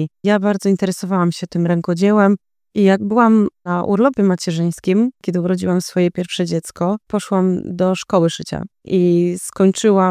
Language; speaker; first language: Polish; native; Polish